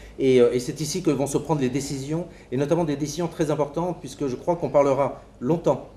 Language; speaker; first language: French; native; French